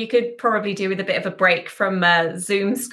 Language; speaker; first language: English; native; English